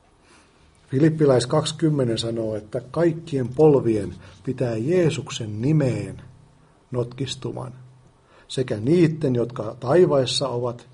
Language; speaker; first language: Finnish; native; Finnish